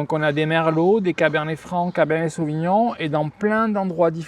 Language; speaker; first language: French; native; French